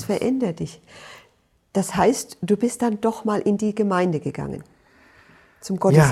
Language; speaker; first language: German; native; German